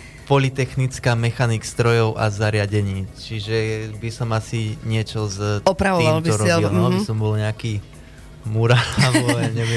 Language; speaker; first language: Slovak; native; Slovak